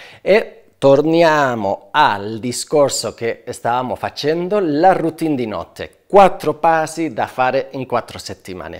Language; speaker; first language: Italian; non-native, fluent; Spanish